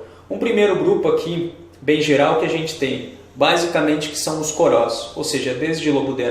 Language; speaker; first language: Portuguese; native; Portuguese